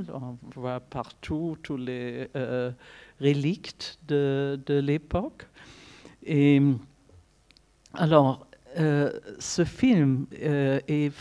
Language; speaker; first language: French; non-native, fluent; German